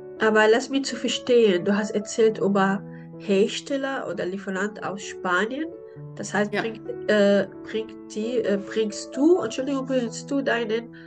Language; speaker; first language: German; non-native, learner; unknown